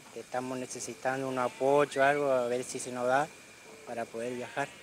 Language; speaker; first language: Spanish; native; Spanish